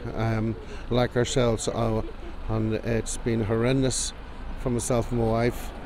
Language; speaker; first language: English; native; English